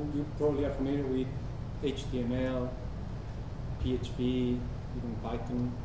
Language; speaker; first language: English; early bilingual, other home language; Spanish